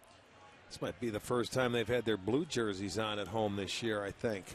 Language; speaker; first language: English; native; English